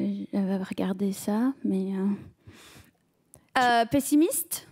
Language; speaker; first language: French; early bilingual, heritage; French